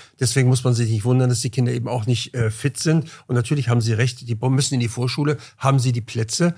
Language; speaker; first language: German; native; German